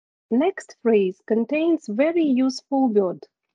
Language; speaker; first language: English; non-native, fluent; Ukrainian